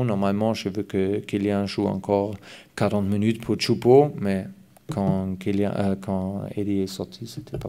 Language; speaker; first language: French; non-native, fluent; German